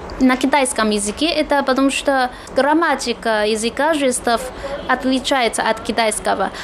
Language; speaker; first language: Russian; non-native, fluent; Chinese